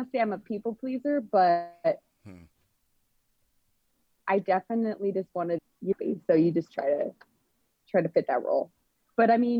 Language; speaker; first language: English; native; English